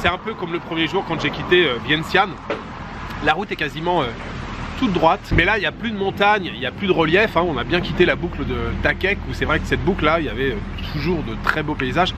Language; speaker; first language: French; native; French